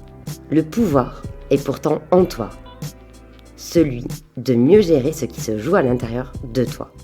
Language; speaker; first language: French; native; French